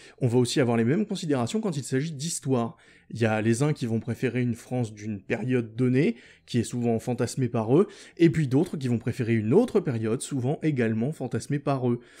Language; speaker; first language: French; native; French